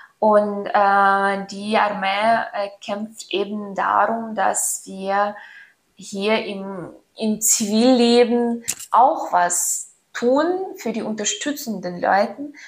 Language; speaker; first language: German; non-native, fluent; Ukrainian